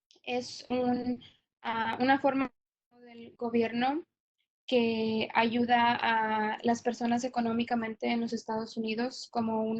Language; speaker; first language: Spanish; non-native, fluent; English